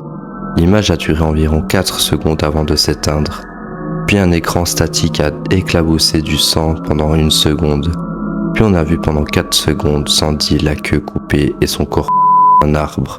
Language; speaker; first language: French; native; French